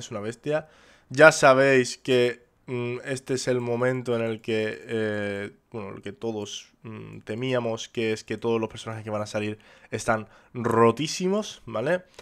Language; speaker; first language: Spanish; native; Spanish